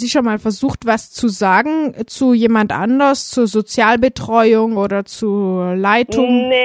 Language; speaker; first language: German; native; German